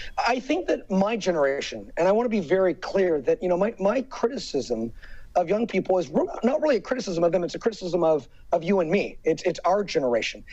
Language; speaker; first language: English; native; English